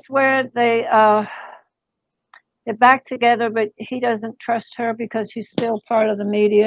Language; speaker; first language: English; native; English